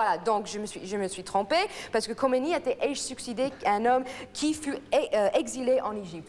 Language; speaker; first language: French; non-native, fluent; English